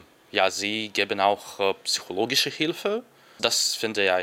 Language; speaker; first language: German; non-native, learner; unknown